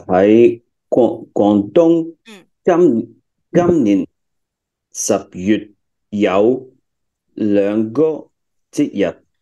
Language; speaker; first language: Chinese; non-native, learner; Bulgarian